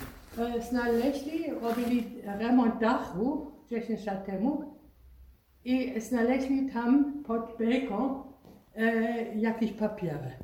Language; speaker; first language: Polish; non-native, learner; German